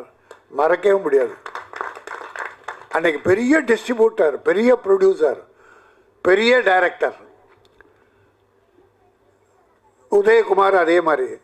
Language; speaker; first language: Tamil; native; Tamil